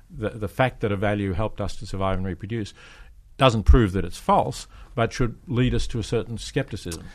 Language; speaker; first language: English; native; English